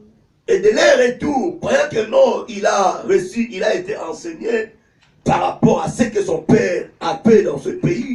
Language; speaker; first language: French; non-native, local second language; Lingala